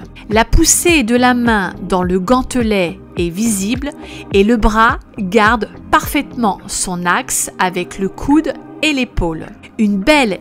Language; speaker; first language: French; native; French